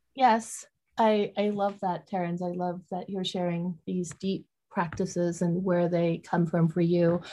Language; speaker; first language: English; early bilingual, other home language; Vietnamese